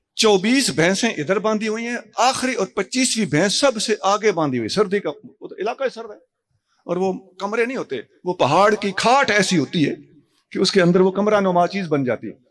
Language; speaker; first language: Urdu; non-native, local second language; Punjabi